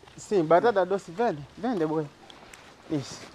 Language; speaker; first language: Portuguese; non-native, learner; Vietnamese